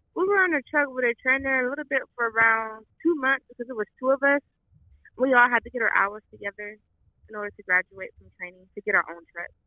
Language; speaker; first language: English; native; English